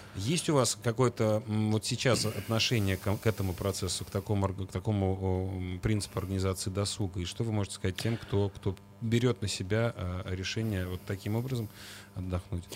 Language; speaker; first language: Russian; native; Russian